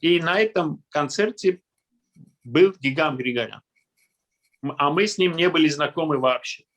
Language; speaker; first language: Russian; non-native, local second language; Armenian